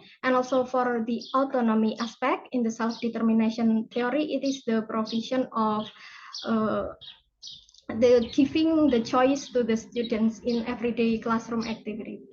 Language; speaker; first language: English; non-native, fluent; Indonesian